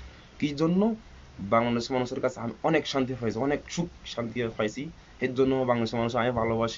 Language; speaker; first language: Bangla; non-native, fluent; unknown